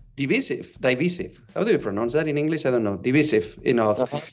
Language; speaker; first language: English; non-native, fluent; Spanish